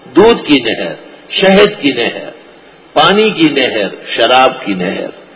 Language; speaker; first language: Urdu; non-native, local second language; Pashto